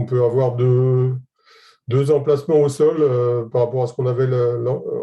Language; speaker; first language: French; native; French